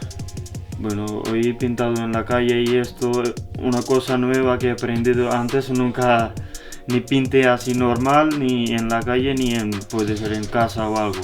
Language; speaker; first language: Spanish; non-native, learner; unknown